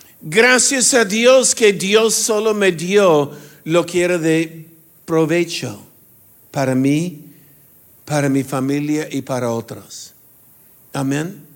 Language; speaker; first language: Spanish; non-native, fluent; English